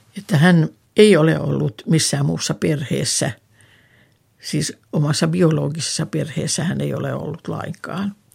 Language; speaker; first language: Finnish; native; Finnish